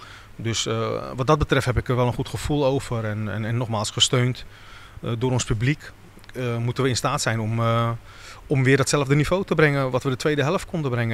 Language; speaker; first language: Dutch; native; Dutch